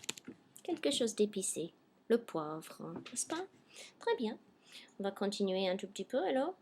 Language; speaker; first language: French; non-native, fluent; English